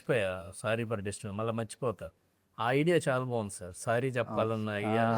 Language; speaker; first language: Telugu; native; Telugu